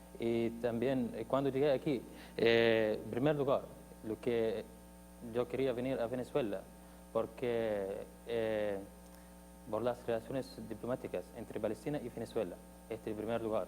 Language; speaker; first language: Spanish; non-native, fluent; Arabic